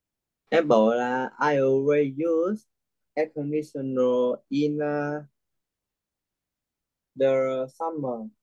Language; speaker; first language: English; non-native, learner; Vietnamese